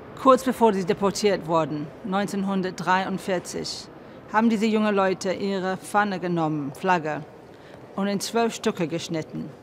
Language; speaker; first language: German; non-native, fluent; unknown